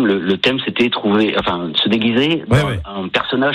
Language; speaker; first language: French; native; French